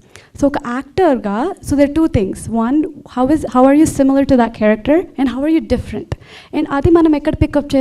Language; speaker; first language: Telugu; early bilingual, heritage; Telugu